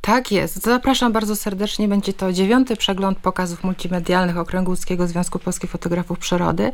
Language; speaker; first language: Polish; native; Polish